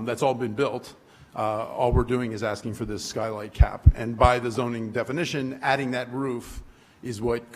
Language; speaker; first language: English; native; English